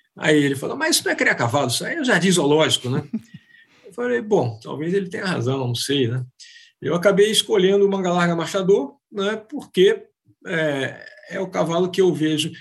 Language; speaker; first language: Portuguese; native; Portuguese